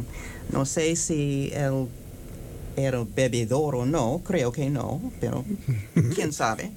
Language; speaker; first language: Spanish; non-native, fluent; English